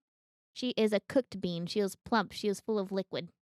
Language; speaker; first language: English; native; English